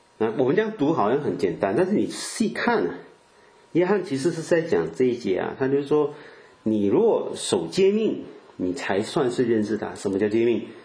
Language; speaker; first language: Chinese; native; Chinese